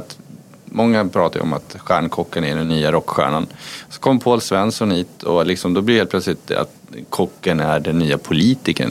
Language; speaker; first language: Swedish; native; Swedish